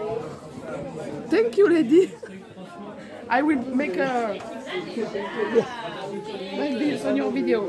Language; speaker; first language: English; non-native, learner; French